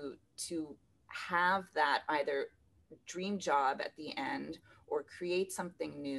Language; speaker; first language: English; native; English